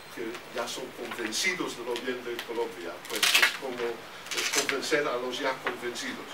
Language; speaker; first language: Spanish; non-native, fluent; Dutch